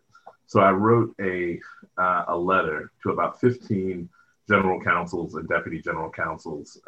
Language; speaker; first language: English; native; English